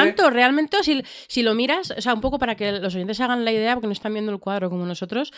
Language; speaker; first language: Spanish; native; Spanish